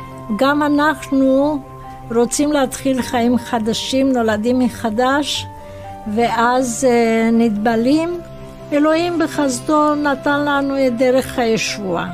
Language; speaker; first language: Hebrew; non-native, fluent; Romanian